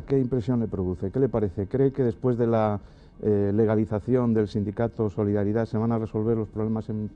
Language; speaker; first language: Spanish; native; Spanish